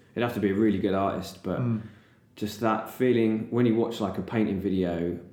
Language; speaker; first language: English; native; English